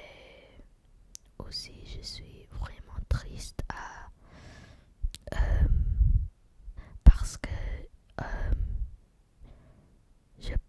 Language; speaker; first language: French; non-native, learner; English